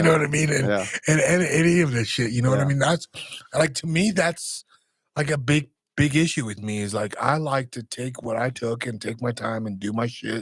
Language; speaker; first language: English; native; English